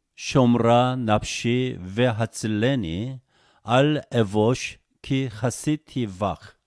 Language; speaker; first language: Hebrew; non-native, fluent; Korean